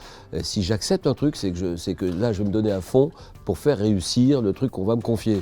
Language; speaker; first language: French; native; French